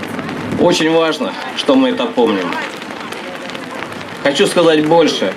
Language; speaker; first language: Russian; native; Russian